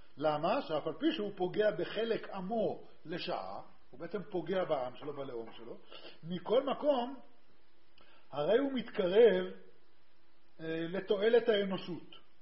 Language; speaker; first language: Hebrew; native; Hebrew